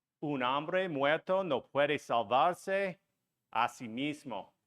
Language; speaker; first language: Spanish; non-native, learner; English